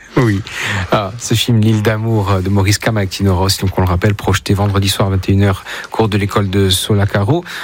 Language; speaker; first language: French; native; French